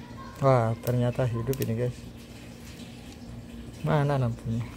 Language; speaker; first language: Indonesian; native; Indonesian